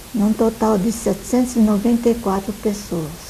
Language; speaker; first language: Portuguese; early bilingual, other home language; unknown